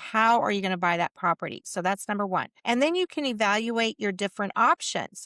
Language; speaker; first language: English; native; English